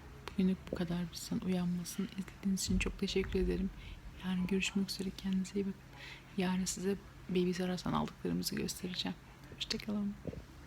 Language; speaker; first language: Turkish; native; Turkish